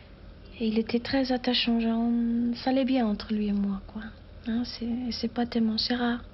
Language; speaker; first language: French; non-native, fluent; German